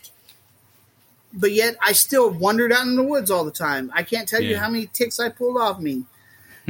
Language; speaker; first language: English; native; English